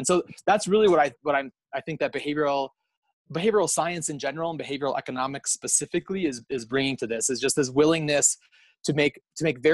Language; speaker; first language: English; native; English